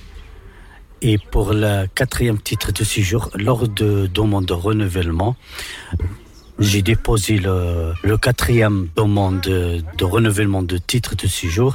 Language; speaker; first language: French; non-native, local second language; Arabic